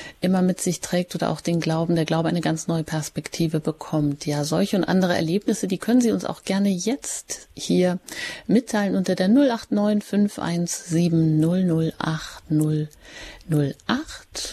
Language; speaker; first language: German; native; German